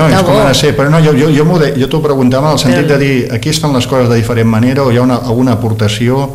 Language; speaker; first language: Catalan; native; Catalan